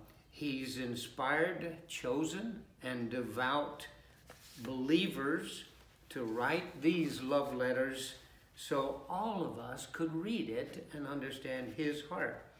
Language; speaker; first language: English; native; English